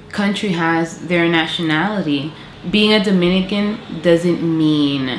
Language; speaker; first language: English; native; English